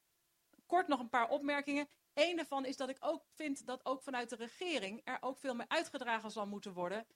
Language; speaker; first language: Dutch; native; Dutch